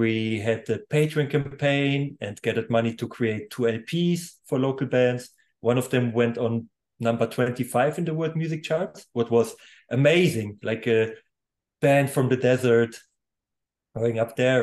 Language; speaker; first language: English; non-native, fluent; German